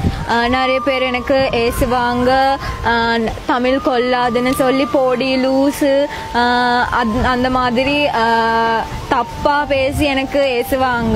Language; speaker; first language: Tamil; non-native, local second language; Sinhala